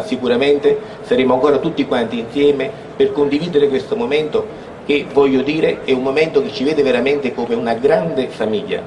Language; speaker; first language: Italian; native; Italian